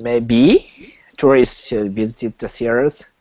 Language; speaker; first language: English; non-native, learner; Japanese